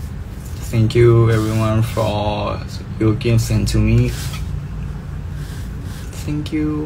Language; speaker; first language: English; non-native, learner; Thai